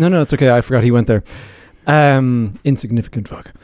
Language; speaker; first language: English; native; English